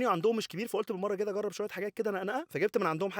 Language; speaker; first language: Arabic; native; Arabic